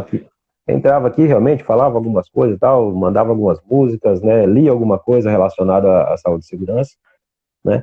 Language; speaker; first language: Portuguese; native; Portuguese